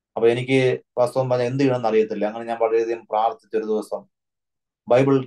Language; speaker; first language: Malayalam; native; Malayalam